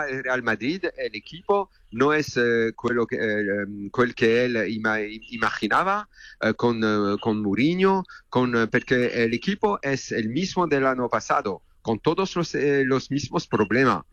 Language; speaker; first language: Spanish; non-native, learner; French